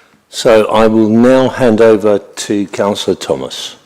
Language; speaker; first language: English; native; English